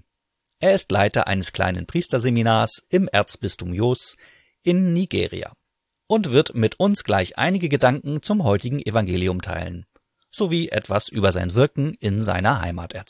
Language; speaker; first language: German; native; German